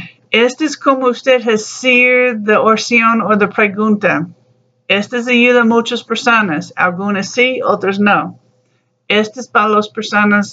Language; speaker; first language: Spanish; non-native, learner; English